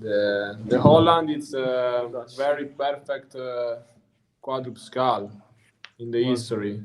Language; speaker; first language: English; non-native, learner; Italian